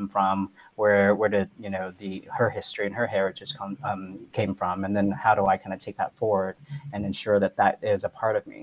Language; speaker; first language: English; early bilingual, other home language; Vietnamese